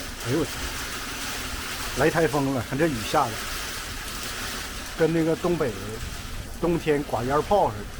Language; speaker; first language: Chinese; native; Chinese